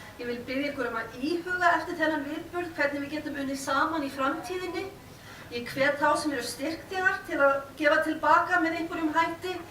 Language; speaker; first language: Icelandic; non-native, learner; English